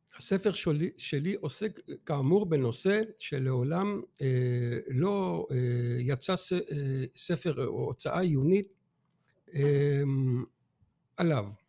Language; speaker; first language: Hebrew; non-native, fluent; French